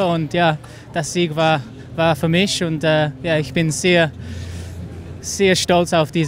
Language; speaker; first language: German; non-native, learner; English